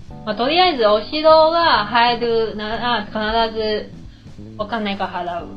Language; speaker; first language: Japanese; non-native, fluent; Chinese